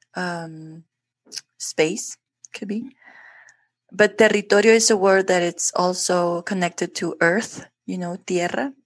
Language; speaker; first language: English; non-native, fluent; Spanish